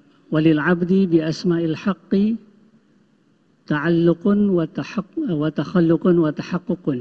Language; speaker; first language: Arabic; non-native, fluent; Malay